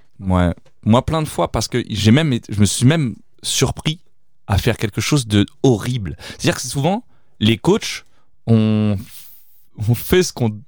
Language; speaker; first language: French; early bilingual, other home language; Italian